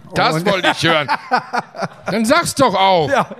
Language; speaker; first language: German; native; German